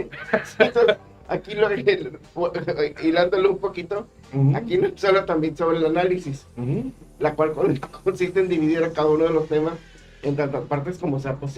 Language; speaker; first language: Spanish; native; Spanish